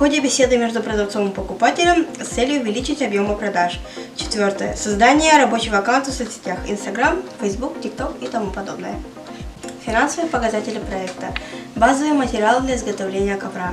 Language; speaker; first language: Russian; non-native, local second language; Yakut